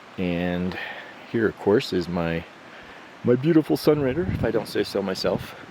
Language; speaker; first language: English; native; English